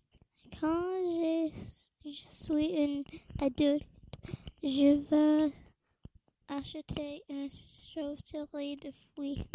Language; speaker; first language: French; non-native, learner; English